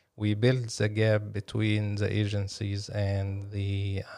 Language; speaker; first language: English; non-native, fluent; Arabic